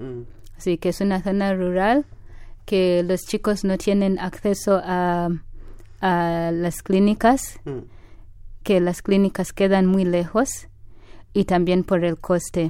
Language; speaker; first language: Spanish; non-native, fluent; Ganda